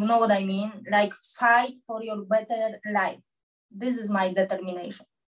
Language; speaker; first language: English; non-native, learner; Polish